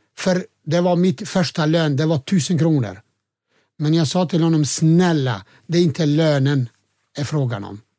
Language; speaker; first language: Swedish; non-native, fluent; Albanian